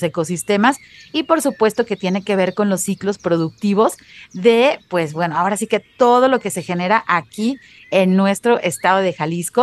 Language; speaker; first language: Spanish; native; Spanish